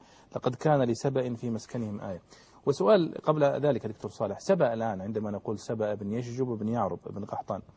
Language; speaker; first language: Arabic; native; Arabic